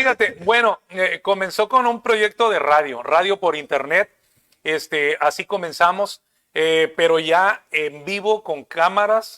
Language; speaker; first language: Spanish; native; Spanish